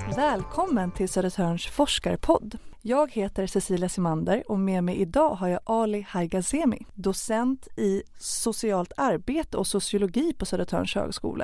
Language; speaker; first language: Swedish; native; Swedish